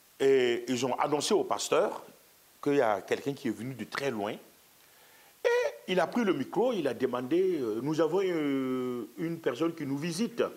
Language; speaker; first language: French; non-native, local second language; Mossi